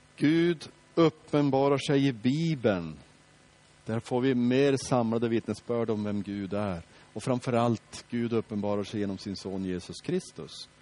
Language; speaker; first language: Swedish; native; Swedish